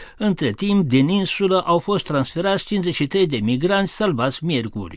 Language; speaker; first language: Romanian; native; Romanian